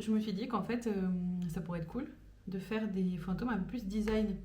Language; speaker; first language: French; native; French